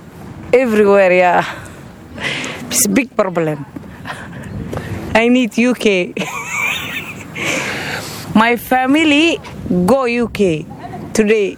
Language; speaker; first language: English; non-native, learner; Somali